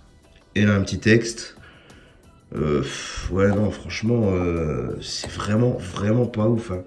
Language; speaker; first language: French; native; French